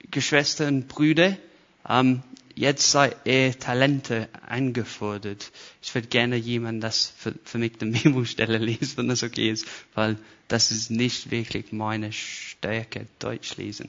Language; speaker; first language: German; non-native, fluent; English